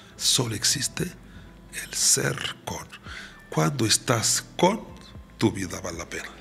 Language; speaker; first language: Spanish; non-native, fluent; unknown